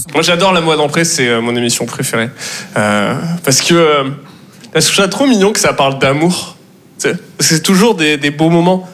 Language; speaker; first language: French; native; French